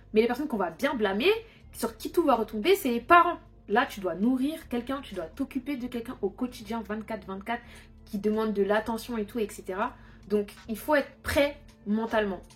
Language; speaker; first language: French; early bilingual, other home language; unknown